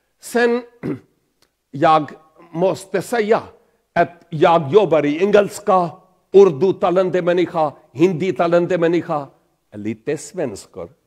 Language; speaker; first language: Swedish; non-native, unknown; Pahari-Potwari